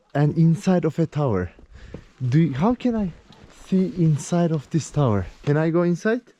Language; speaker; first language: English; non-native, learner; Turkish